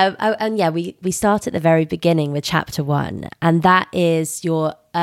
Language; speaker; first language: English; native; English